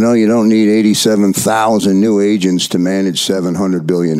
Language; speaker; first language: English; native; English